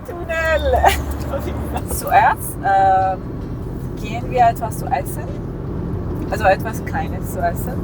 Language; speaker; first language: German; non-native, learner; Persian